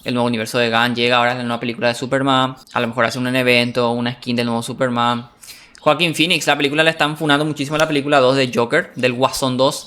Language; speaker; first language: Spanish; native; Spanish